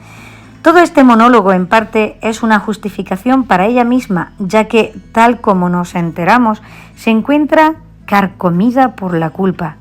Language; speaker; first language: Spanish; native; Spanish